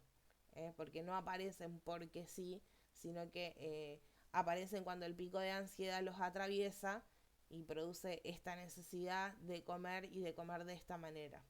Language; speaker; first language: Spanish; native; Spanish